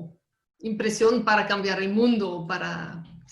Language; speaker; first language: Spanish; non-native, fluent; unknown